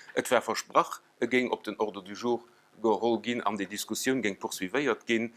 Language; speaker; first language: Luxembourgish; native; Luxembourgish